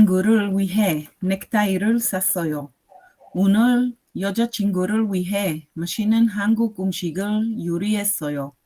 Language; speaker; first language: Korean; non-native, learner; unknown